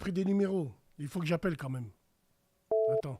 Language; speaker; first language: French; native; French